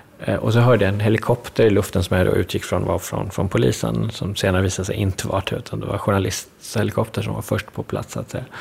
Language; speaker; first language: Swedish; early bilingual, other home language; Persian